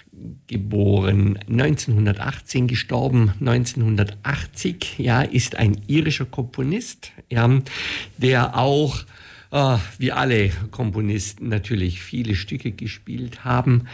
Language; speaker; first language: German; native; German